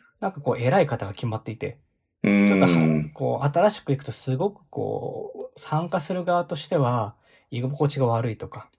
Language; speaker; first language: Japanese; native; Japanese